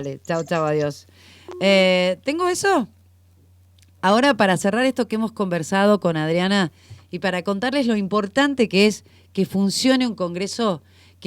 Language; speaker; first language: Spanish; native; Spanish